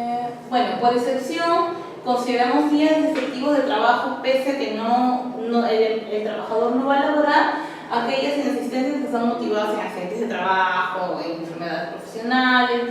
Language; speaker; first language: Spanish; native; Spanish